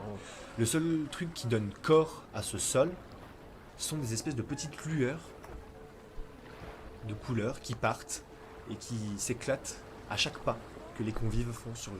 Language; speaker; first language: French; native; French